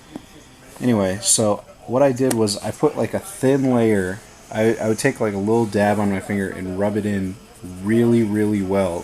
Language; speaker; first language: English; native; English